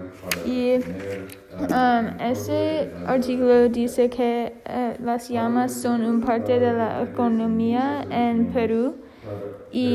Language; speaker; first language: Spanish; non-native, learner; English